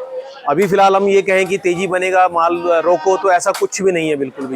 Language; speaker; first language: Hindi; native; Hindi